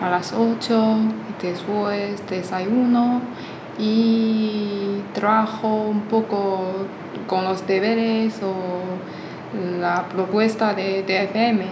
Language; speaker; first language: Spanish; non-native, fluent; Chinese